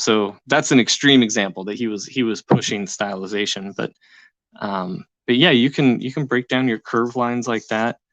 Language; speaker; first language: English; native; English